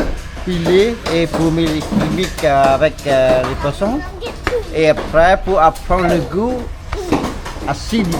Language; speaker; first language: French; non-native, learner; Khmer